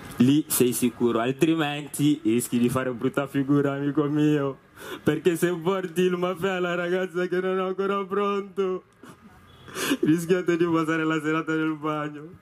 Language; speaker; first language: Italian; non-native, fluent; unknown